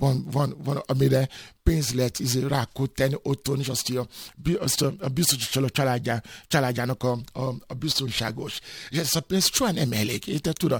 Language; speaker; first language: Hungarian; non-native, fluent; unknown